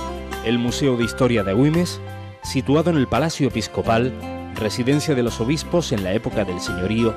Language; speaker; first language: Spanish; native; Spanish